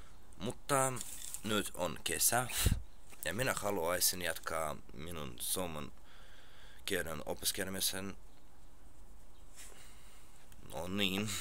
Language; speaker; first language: Finnish; non-native, learner; Russian